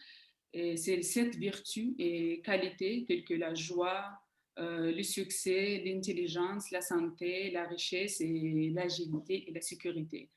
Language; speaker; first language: French; non-native, fluent; Kazakh